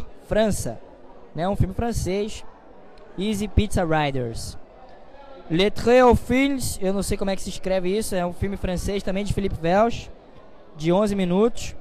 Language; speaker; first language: Portuguese; native; Portuguese